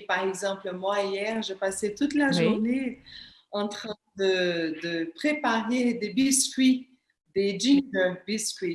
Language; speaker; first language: French; non-native, fluent; Portuguese